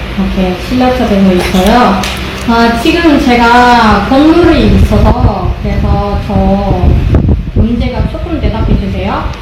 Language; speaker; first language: Korean; non-native, learner; Indonesian